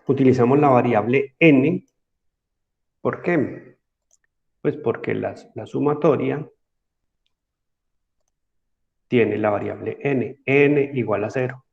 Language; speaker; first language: Spanish; native; Spanish